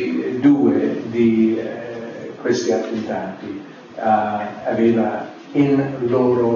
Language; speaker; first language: Italian; non-native, fluent; English